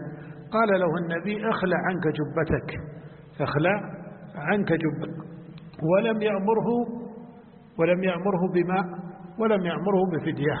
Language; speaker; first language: Arabic; native; Arabic